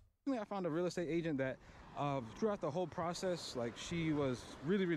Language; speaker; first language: English; native; English